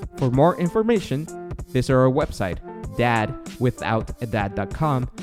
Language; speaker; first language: English; non-native, fluent; Spanish